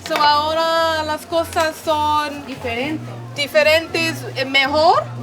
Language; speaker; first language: Spanish; non-native, fluent; English